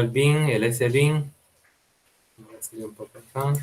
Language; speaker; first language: Spanish; native; Spanish